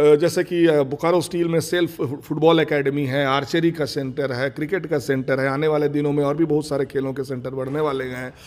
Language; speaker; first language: Hindi; non-native, local second language; Bangla